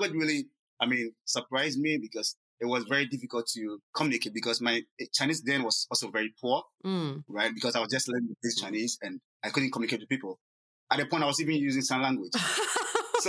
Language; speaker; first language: English; non-native, local second language; Akan